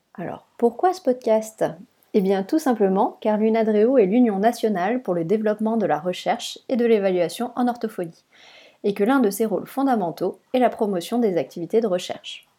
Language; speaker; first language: French; native; French